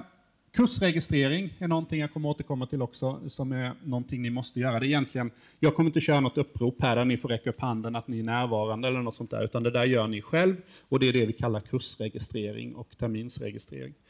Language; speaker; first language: Swedish; native; Swedish